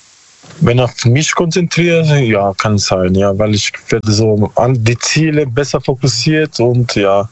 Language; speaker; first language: German; non-native, learner; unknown